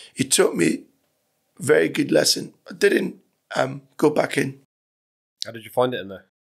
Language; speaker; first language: English; early bilingual, other home language; Persian